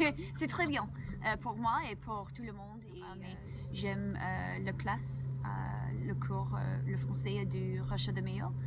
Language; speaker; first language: French; non-native, learner; English